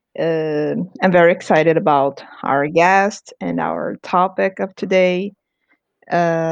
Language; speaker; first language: English; non-native, fluent; Portuguese